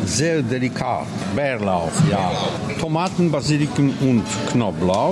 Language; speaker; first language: German; non-native, learner; Polish